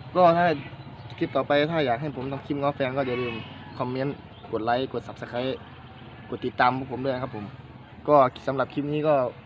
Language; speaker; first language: Thai; native; Thai